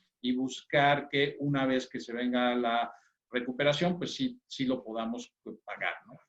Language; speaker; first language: Spanish; native; Spanish